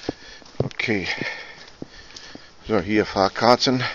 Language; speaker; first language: German; non-native, fluent; Arabic